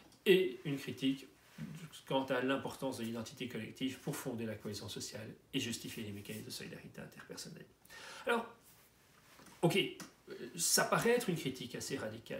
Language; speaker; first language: French; native; French